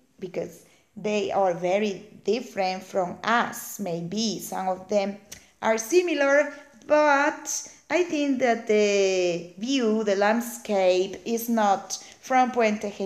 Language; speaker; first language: English; non-native, fluent; Spanish